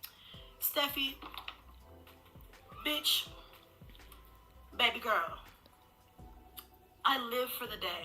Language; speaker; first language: English; native; English